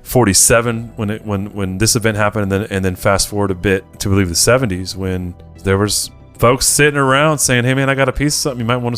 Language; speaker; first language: English; native; English